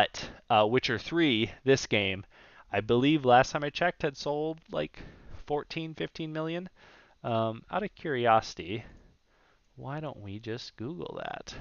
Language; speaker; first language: English; native; English